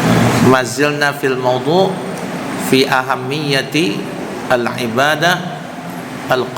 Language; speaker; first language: Arabic; non-native, fluent; Indonesian